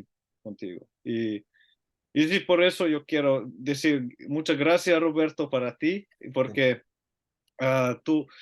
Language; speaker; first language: Spanish; non-native, learner; Finnish